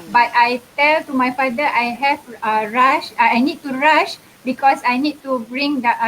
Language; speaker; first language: English; non-native, local second language; Malay